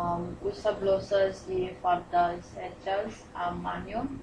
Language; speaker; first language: Spanish; non-native, learner; English